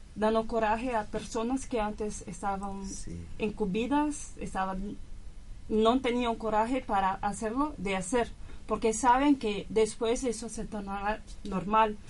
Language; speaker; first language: Spanish; non-native, learner; Portuguese